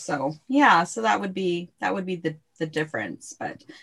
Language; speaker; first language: English; native; English